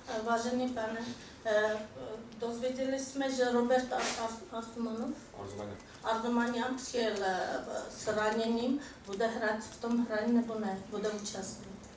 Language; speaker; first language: Czech; non-native, fluent; Armenian